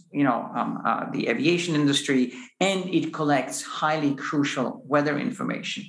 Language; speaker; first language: English; non-native, fluent; German